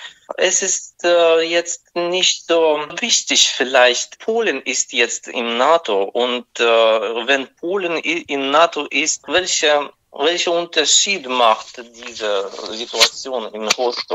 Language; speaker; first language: German; non-native, fluent; Russian